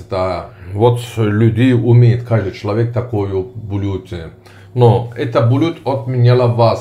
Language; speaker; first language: Russian; non-native, learner; Turkish